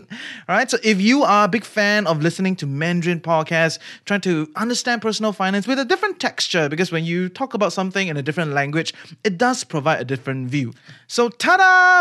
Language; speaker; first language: English; native; English